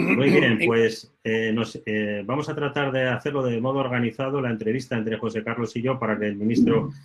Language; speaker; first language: Spanish; native; Spanish